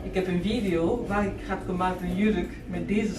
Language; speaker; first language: Dutch; non-native, learner; French